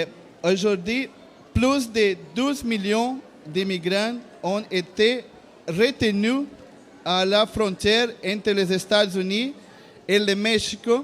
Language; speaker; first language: French; non-native, learner; Portuguese